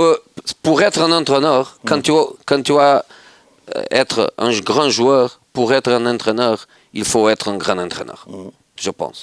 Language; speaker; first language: French; non-native, fluent; Portuguese